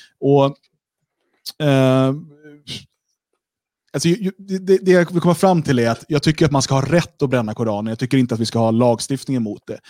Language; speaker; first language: Swedish; native; Swedish